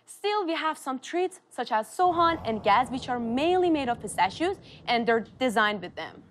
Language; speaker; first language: English; non-native, fluent; Persian